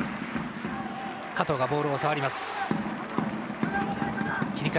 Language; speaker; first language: Japanese; native; Japanese